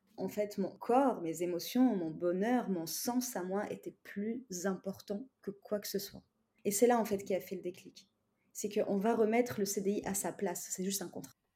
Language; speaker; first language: French; non-native, local second language; Arabic